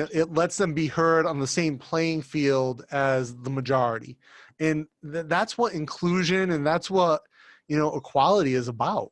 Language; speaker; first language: English; native; English